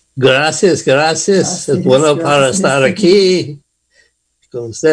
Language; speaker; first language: Spanish; non-native, learner; English